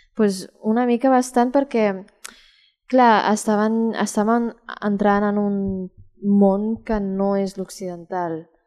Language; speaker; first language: Catalan; early bilingual, other home language; Chinese